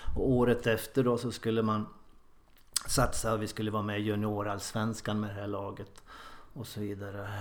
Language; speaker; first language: Swedish; native; Swedish